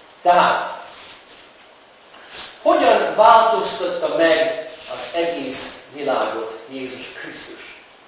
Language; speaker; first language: Hungarian; native; Hungarian